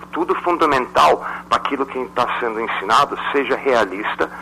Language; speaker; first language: Portuguese; non-native, fluent; English